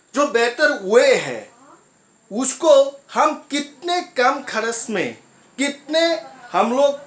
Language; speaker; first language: Hindi; non-native, local second language; Assamese